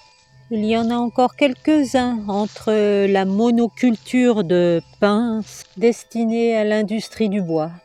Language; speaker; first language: French; native; French